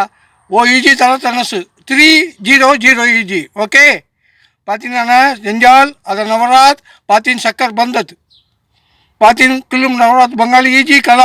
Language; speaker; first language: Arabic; non-native, learner; Tamil